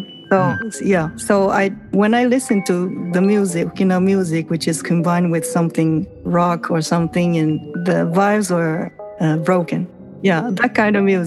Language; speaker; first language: English; non-native, fluent; Japanese